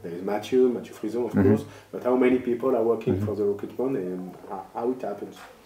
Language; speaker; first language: English; non-native, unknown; French